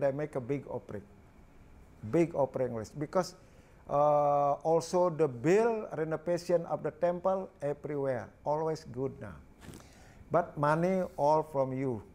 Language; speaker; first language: English; non-native, learner; Balinese